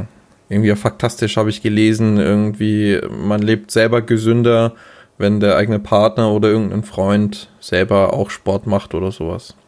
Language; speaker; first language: German; native; German